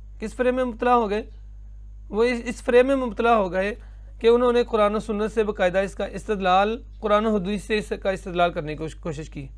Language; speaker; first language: Urdu; non-native, local second language; Punjabi